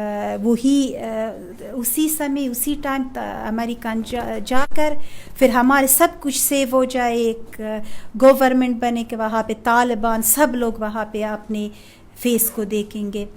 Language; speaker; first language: Hindi; non-native, fluent; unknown